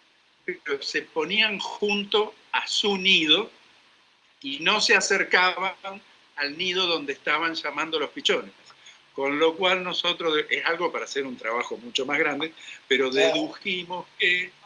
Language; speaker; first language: Spanish; native; Spanish